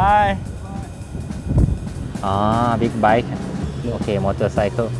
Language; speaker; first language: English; non-native, learner; Thai